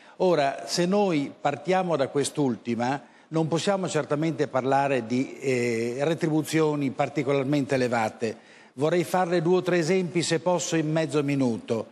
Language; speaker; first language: Italian; native; Italian